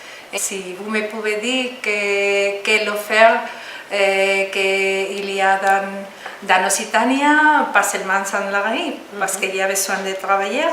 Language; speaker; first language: French; non-native, learner; Spanish